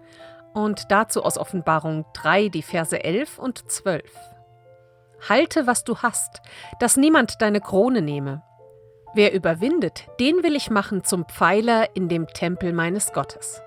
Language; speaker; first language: German; native; German